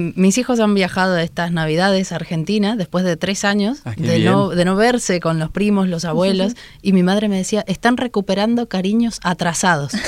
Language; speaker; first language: Spanish; native; Spanish